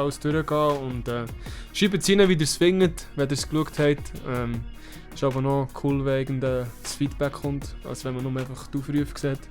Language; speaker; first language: German; native; German